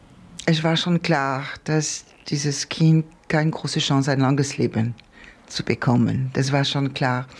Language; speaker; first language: German; non-native, fluent; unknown